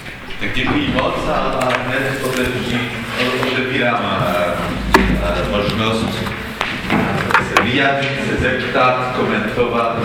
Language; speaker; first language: Czech; non-native, fluent; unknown